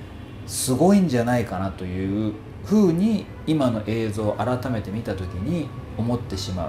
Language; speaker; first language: Japanese; native; Japanese